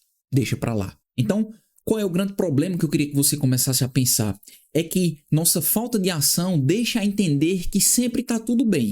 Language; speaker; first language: Portuguese; native; Portuguese